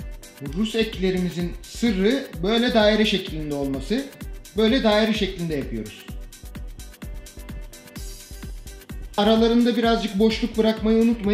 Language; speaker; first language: Turkish; native; Turkish